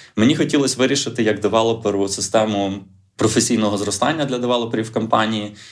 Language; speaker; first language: Ukrainian; native; Ukrainian